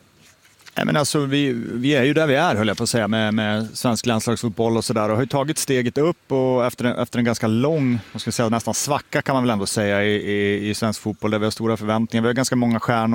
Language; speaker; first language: Swedish; native; Swedish